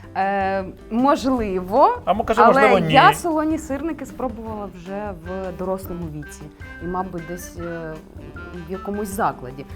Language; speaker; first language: Ukrainian; native; Ukrainian